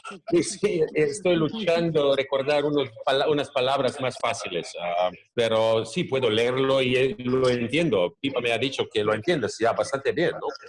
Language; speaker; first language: Spanish; non-native, fluent; Croatian